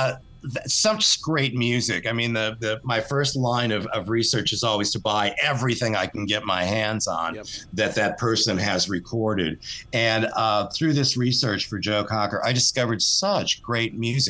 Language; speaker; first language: English; native; English